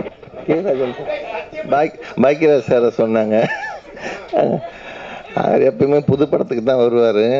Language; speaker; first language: Tamil; native; Tamil